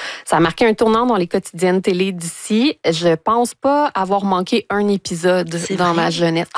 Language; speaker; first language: French; native; French